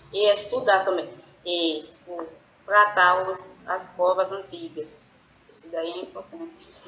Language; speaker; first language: Portuguese; non-native, fluent; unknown